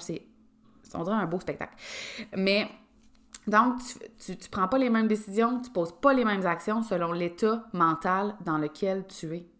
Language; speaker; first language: French; native; French